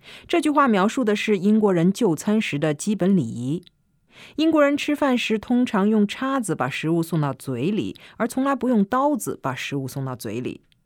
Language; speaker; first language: Chinese; native; Chinese